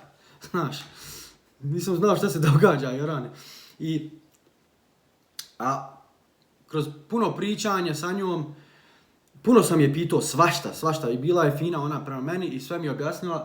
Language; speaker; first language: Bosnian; early bilingual, heritage; Bosnian